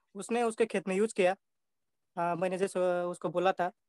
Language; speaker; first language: Hindi; non-native, local second language; Marathi